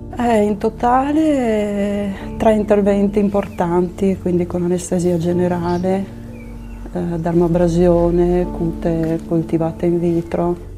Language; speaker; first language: Italian; native; Italian